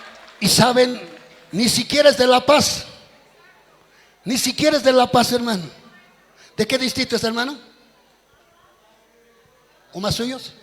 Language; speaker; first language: Spanish; native; Spanish